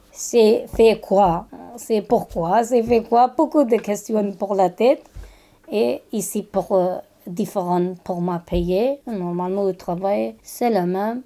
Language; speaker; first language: French; non-native, learner; Kurdish